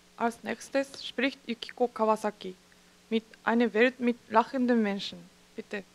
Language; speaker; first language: German; non-native, fluent; Japanese